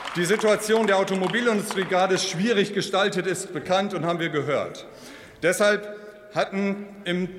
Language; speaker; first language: German; native; German